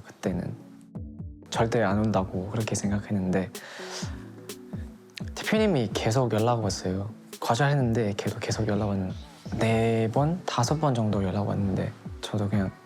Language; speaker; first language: Korean; non-native, fluent; Thai